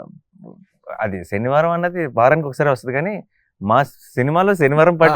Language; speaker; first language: Telugu; native; Telugu